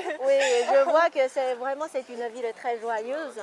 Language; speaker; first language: French; non-native, fluent; Chinese